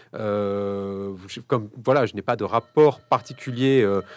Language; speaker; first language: French; native; French